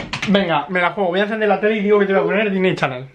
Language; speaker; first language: Spanish; native; Spanish